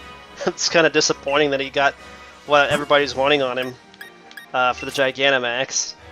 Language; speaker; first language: English; native; English